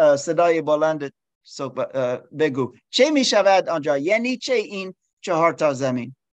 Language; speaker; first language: Persian; non-native, learner; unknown